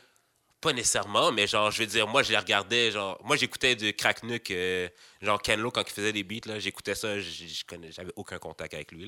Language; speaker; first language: French; native; French